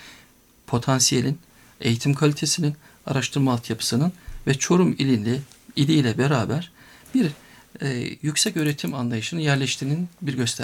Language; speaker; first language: Turkish; native; Turkish